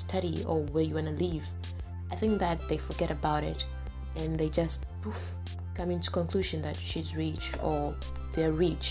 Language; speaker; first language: English; non-native, local second language; Swahili